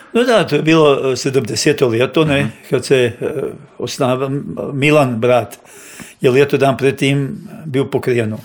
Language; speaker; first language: Croatian; native; Croatian